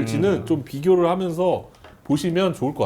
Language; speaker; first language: Korean; native; Korean